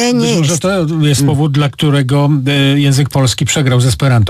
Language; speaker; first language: Polish; native; Polish